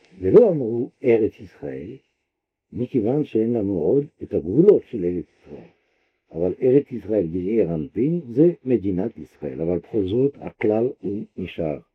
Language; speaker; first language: Hebrew; non-native, fluent; French